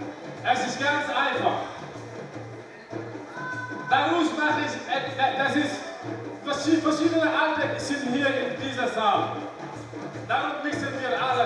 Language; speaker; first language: German; non-native, learner; Wolof